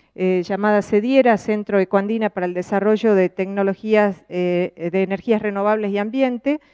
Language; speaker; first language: Spanish; native; Spanish